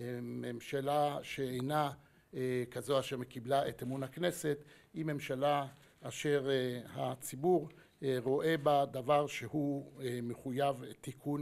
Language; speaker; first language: Hebrew; native; Hebrew